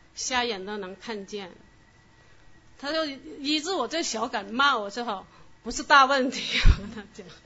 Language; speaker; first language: Chinese; non-native, local second language; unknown